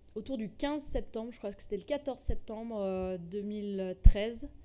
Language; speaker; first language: French; native; French